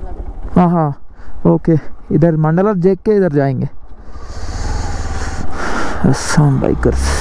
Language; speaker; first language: Hindi; non-native, local second language; Telugu